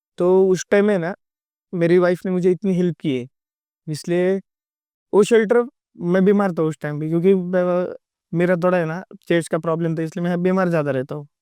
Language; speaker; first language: Hindi; non-native, local second language; Marathi